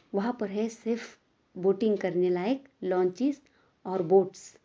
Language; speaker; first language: Hindi; non-native, local second language; Marathi